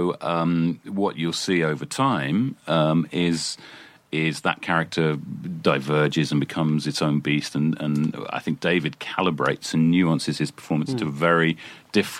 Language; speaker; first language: English; native; English